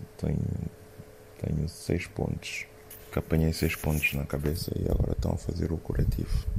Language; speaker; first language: Portuguese; non-native, local second language; Upper Guinea Crioulo